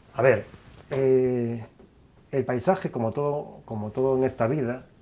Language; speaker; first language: Spanish; native; Spanish